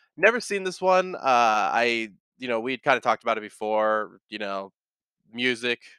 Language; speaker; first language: English; native; English